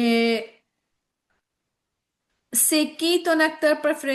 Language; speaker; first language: French; non-native, fluent; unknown